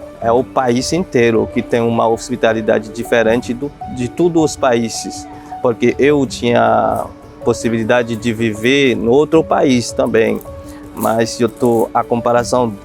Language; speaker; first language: Portuguese; non-native, fluent; Haitian Creole